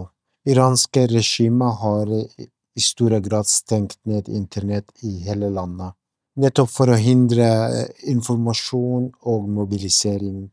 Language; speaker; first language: Norwegian; non-native, fluent; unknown